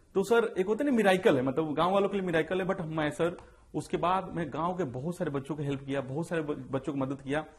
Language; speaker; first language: Hindi; native; Hindi